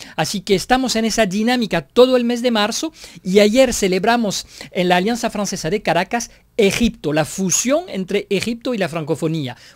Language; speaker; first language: Spanish; non-native, fluent; French